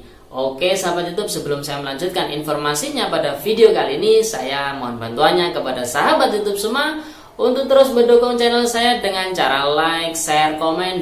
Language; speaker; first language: Indonesian; native; Indonesian